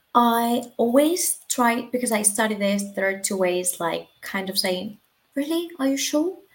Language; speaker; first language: English; non-native, fluent; Spanish